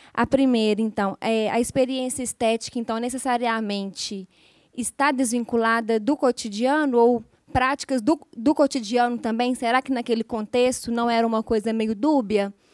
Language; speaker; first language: Portuguese; native; Portuguese